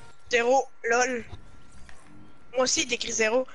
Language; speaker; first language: French; native; French